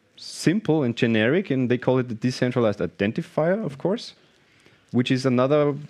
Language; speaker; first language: English; non-native, fluent; German